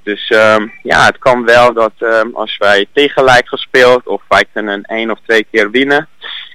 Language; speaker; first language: Dutch; non-native, learner; Hungarian